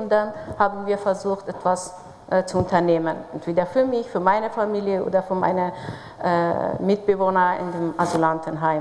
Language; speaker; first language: German; non-native, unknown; Persian